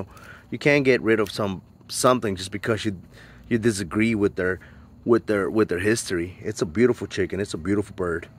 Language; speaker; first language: English; native; English